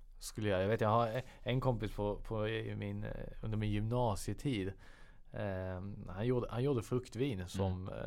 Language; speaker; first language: Swedish; native; Swedish